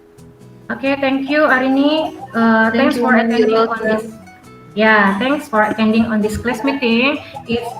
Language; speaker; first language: English; non-native, learner; Indonesian